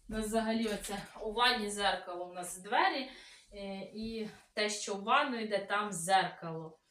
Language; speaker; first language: Ukrainian; native; Ukrainian